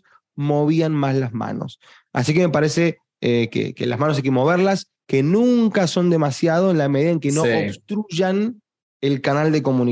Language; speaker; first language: Spanish; native; Spanish